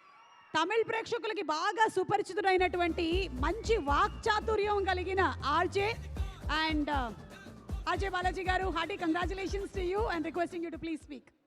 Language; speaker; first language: Telugu; native; Telugu